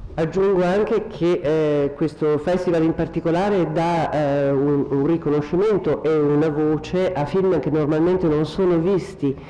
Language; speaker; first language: Italian; native; Italian